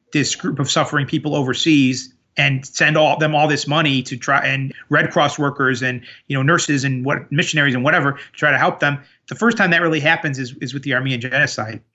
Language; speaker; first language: English; early bilingual, other home language; Armenian